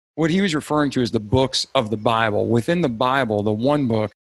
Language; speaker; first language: English; native; English